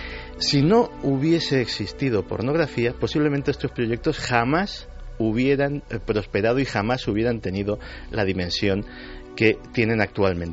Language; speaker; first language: Spanish; native; Spanish